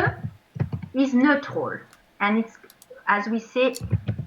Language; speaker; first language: English; non-native, fluent; French